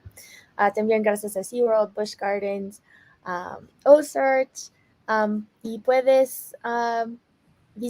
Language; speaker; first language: Spanish; non-native, fluent; English